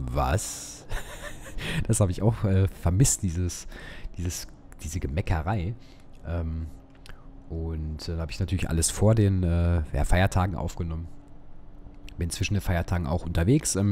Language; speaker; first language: German; native; German